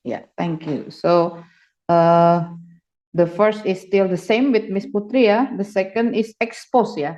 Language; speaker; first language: English; non-native, fluent; Indonesian